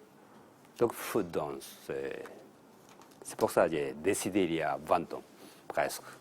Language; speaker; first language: French; non-native, learner; Japanese